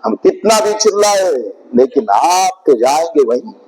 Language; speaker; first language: Hindi; non-native, local second language; Marathi